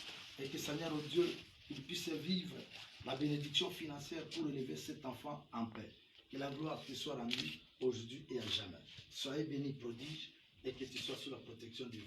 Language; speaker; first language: French; non-native, local second language; Lingala